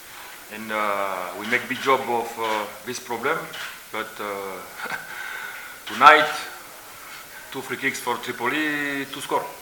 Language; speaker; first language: English; non-native, learner; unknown